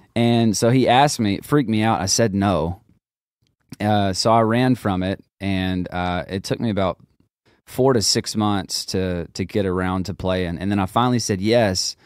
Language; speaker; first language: English; native; English